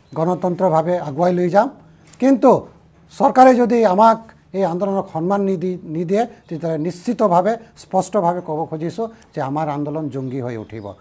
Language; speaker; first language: Assamese; non-native, local second language; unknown